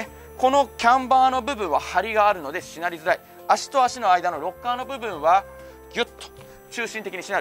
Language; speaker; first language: Japanese; native; Japanese